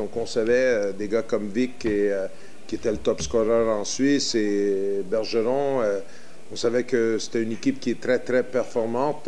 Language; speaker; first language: French; native; French